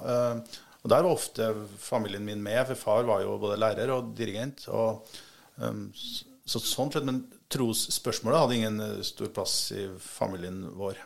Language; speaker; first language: Norwegian; native; Norwegian